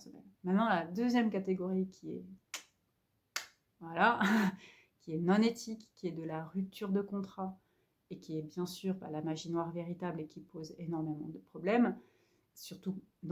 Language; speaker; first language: French; native; French